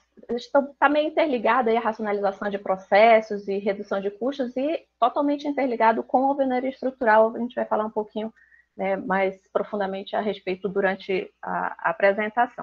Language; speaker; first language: Portuguese; native; Portuguese